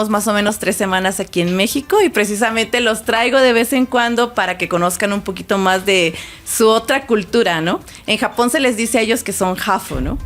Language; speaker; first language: Spanish; native; Spanish